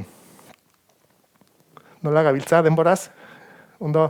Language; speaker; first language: Basque; native; Basque